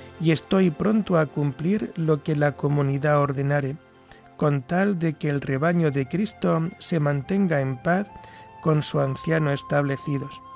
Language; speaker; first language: Spanish; native; Spanish